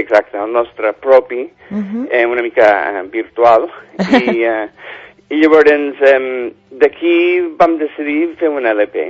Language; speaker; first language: Catalan; non-native, fluent; English